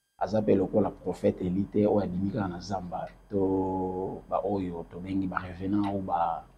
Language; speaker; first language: Lingala; native; Lingala